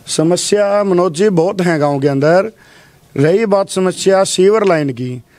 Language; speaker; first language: Hindi; native; Hindi